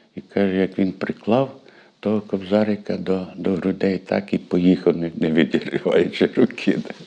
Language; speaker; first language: Ukrainian; native; Ukrainian